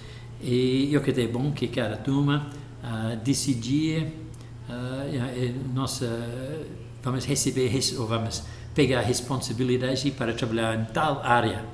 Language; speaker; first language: Portuguese; non-native, local second language; English